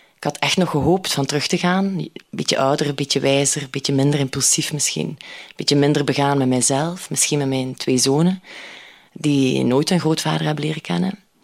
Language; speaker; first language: Dutch; native; Dutch